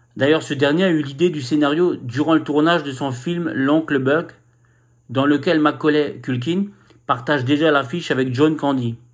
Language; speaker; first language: French; native; French